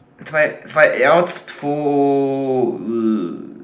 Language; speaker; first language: German; native; German